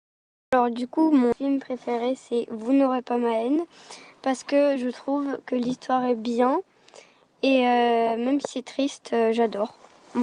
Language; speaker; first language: French; native; French